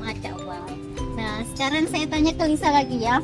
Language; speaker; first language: Indonesian; native; Indonesian